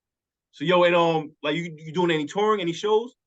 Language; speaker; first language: English; native; English